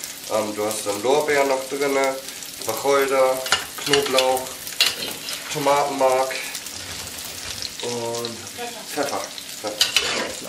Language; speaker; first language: German; native; German